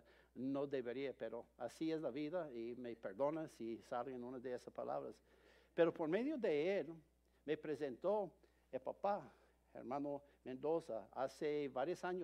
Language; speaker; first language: Spanish; non-native, fluent; English